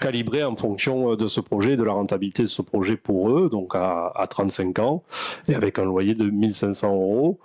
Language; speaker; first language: French; native; French